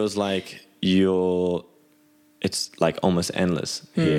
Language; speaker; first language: English; native; English